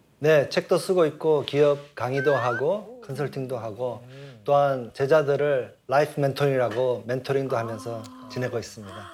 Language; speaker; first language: Korean; native; Korean